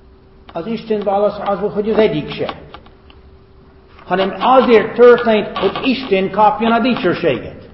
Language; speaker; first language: Hungarian; non-native, fluent; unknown